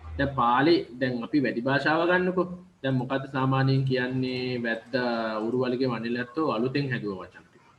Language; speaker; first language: Sinhala; native; Sinhala